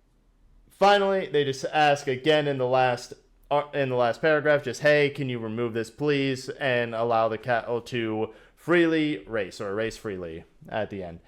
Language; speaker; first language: English; native; English